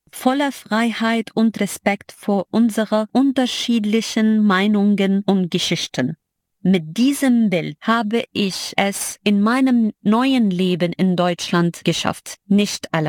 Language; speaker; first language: German; non-native, fluent; Arabic